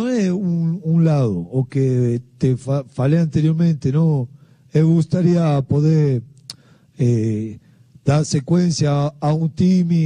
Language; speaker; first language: Portuguese; non-native, learner; Spanish